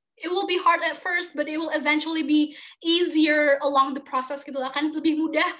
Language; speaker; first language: English; non-native, fluent; Indonesian